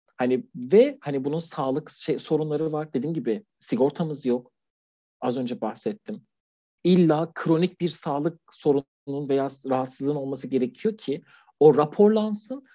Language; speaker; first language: Turkish; non-native, fluent; Persian